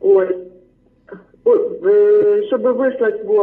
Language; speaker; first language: Russian; non-native, local second language; Ukrainian